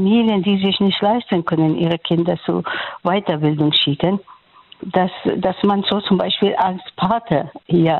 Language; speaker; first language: German; non-native, fluent; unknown